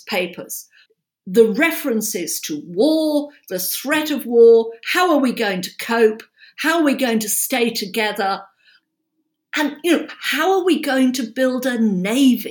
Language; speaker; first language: English; native; English